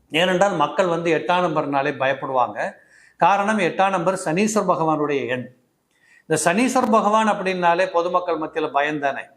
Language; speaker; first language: Tamil; native; Tamil